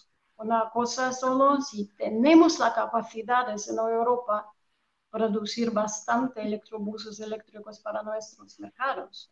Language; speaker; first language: Spanish; non-native, fluent; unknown